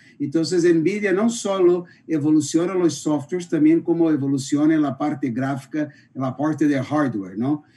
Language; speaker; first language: Spanish; non-native, fluent; Portuguese